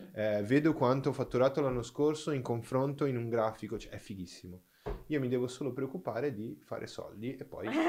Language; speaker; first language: Italian; non-native, fluent; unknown